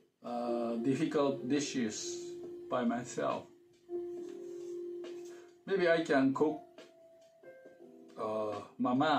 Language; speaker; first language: English; non-native, learner; Thai